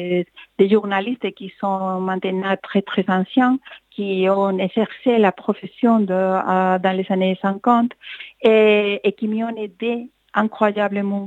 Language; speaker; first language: French; non-native, fluent; Spanish